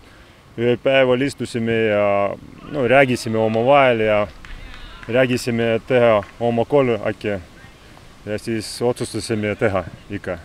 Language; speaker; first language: Estonian; non-native, local second language; Russian